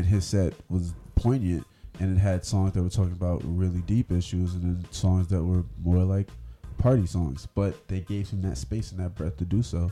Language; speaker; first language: English; native; English